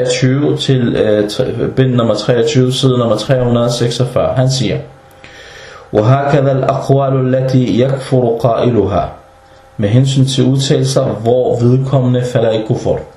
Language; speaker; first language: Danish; early bilingual, other home language; Arabic